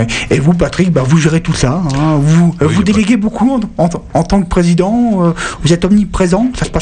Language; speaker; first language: French; native; French